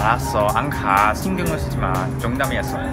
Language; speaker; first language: Korean; non-native, learner; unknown